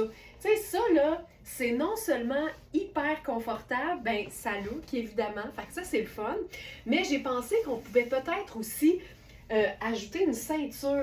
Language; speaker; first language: French; native; French